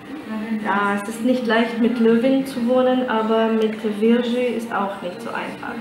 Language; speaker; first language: German; non-native, fluent; Russian